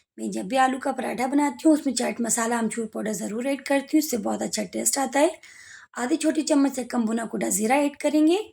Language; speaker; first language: Hindi; native; Hindi